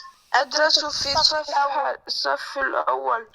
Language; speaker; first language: Arabic; non-native, learner; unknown